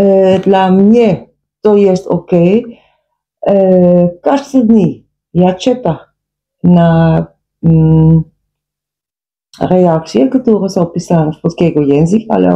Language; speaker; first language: Polish; non-native, learner; Dutch